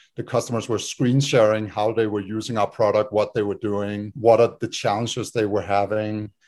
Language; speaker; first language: English; non-native, fluent; Danish